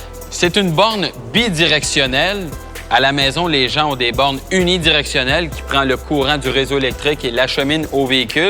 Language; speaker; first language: French; native; French